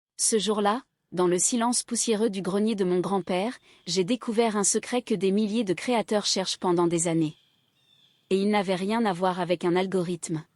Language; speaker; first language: French; native; French